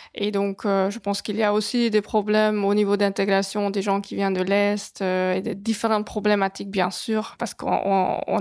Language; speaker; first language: French; non-native, fluent; Hungarian